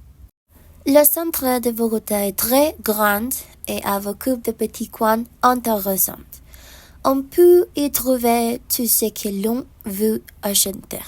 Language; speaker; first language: French; non-native, learner; Spanish